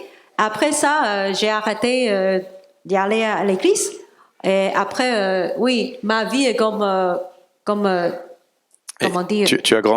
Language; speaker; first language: French; non-native, learner; Cantonese